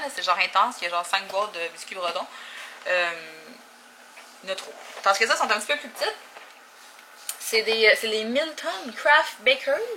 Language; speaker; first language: French; native; French